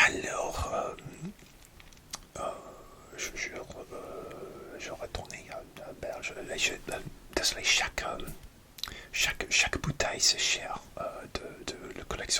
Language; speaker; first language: French; non-native, learner; English